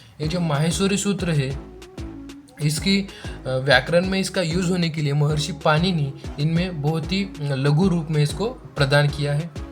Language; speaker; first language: Hindi; non-native, local second language; Marathi